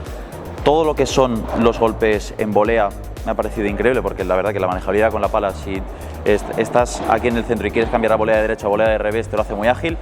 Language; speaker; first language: Spanish; native; Spanish